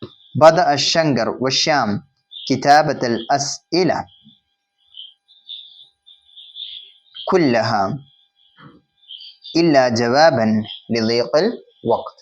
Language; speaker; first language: Arabic; non-native, fluent; Malayalam